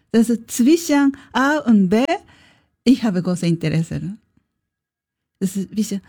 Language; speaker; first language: German; non-native, learner; Japanese